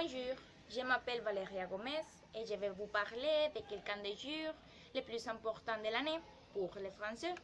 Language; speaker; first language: French; non-native, learner; Spanish